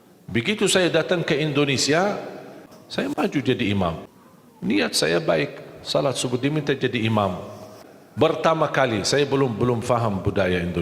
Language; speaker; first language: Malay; non-native, fluent; Arabic